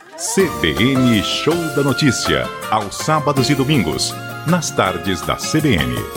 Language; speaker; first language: Portuguese; native; Portuguese